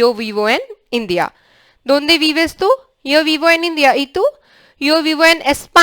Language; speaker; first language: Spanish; non-native, learner; English